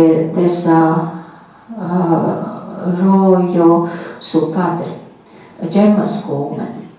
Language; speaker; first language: Spanish; non-native, fluent; Latvian